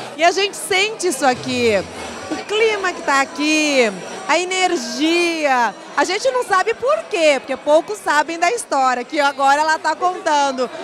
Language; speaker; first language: Portuguese; native; Portuguese